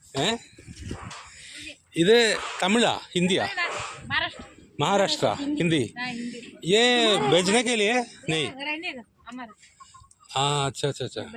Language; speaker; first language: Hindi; non-native, local second language; Malayalam